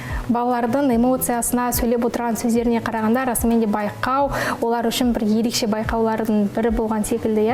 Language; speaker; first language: Kazakh; native; Kazakh